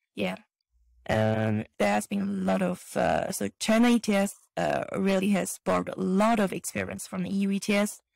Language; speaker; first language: English; non-native, fluent; Chinese